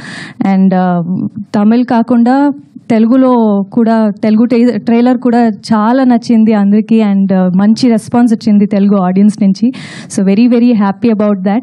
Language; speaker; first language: Telugu; non-native, fluent; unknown